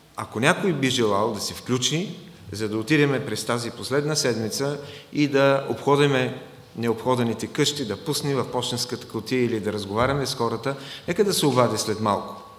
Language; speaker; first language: Bulgarian; non-native, fluent; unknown